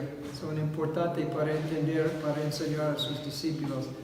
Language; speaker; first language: Spanish; non-native, fluent; English